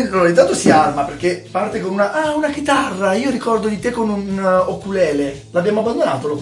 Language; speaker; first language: Italian; native; Italian